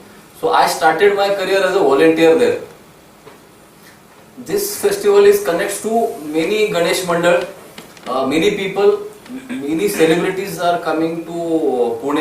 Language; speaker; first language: English; non-native, local second language; Marathi